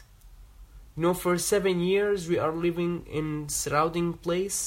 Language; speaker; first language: English; non-native, learner; Arabic